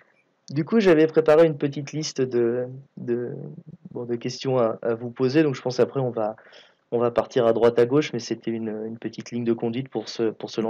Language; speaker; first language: French; native; French